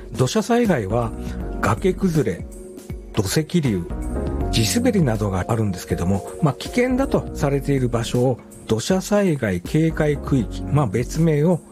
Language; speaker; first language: Japanese; native; Japanese